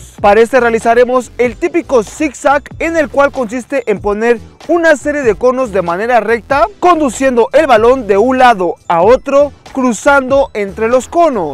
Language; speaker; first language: Spanish; native; Spanish